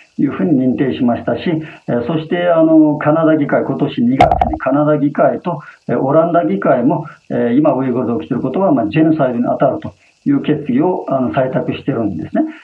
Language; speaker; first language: Japanese; non-native, fluent; Uyghur